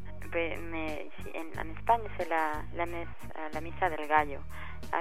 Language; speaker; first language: French; non-native, learner; Spanish